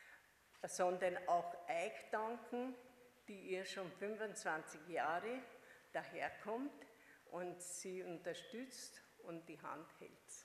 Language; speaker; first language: German; non-native, fluent; Hungarian